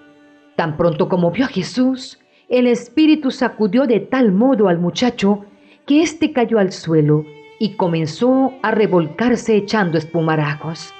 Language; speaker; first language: Spanish; native; Spanish